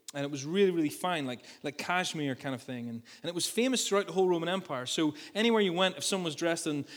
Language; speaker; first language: English; native; English